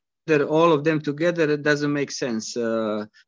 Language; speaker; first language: English; non-native, fluent; Croatian